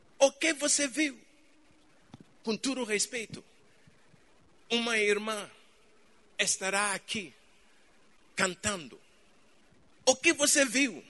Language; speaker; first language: Portuguese; non-native, fluent; English